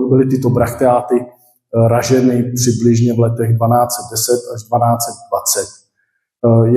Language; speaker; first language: Czech; native; Czech